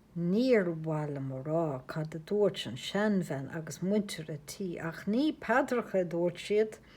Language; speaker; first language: Irish; native; Irish